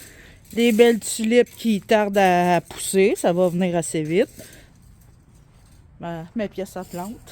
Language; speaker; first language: French; native; French